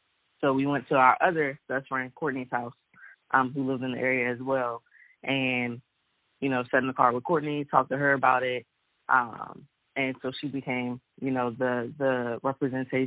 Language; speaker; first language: English; native; English